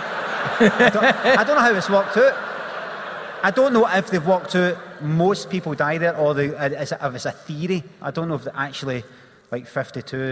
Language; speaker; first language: English; native; English